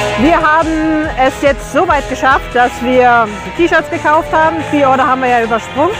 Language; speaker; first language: German; native; German